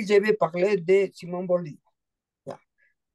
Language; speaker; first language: French; non-native, learner; Spanish